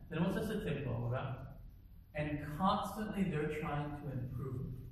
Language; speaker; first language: English; native; English